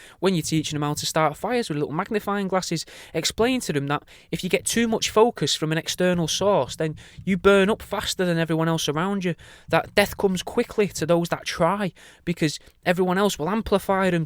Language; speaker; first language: English; native; English